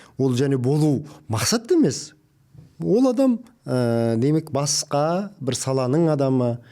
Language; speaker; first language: Kazakh; native; Kazakh